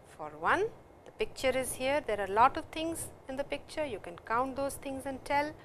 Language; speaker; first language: English; non-native, local second language; Hindi